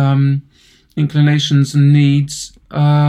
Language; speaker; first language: English; native; English